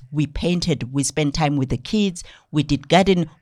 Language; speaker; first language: English; non-native, local second language; Zulu